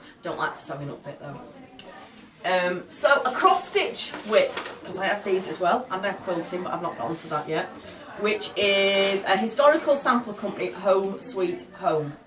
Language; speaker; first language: English; native; English